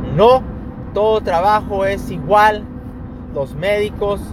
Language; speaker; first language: Spanish; early bilingual, heritage; Spanish